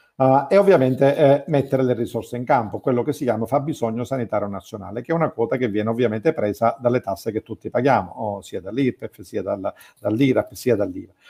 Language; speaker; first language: Italian; native; Italian